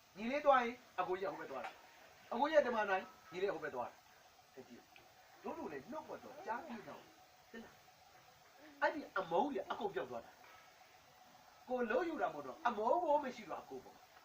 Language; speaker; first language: Burmese; non-native, local second language; Kachin